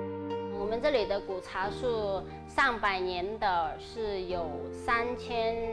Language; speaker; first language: Chinese; native; Chinese